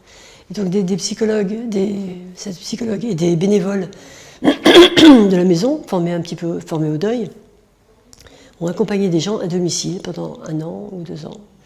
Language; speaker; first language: French; native; French